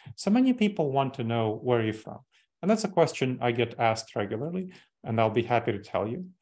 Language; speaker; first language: English; early bilingual, other home language; Russian